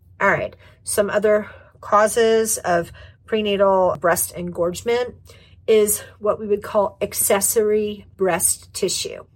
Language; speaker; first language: English; native; English